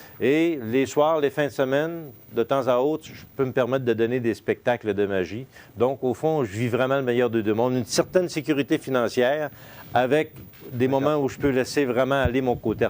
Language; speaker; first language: French; native; French